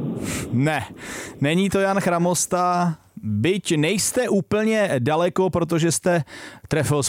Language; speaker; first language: Czech; native; Czech